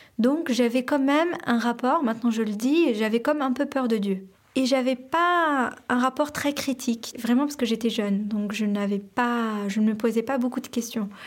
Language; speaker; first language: French; non-native, local second language; Arabic